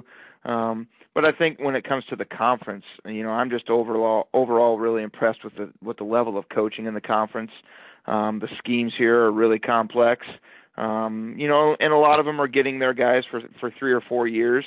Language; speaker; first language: English; native; English